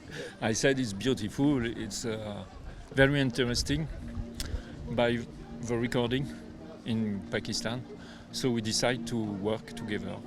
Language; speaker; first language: English; non-native, learner; French